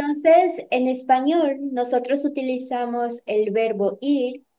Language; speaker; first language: Spanish; non-native, fluent; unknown